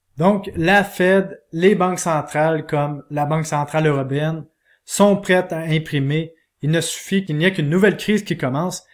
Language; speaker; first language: French; native; French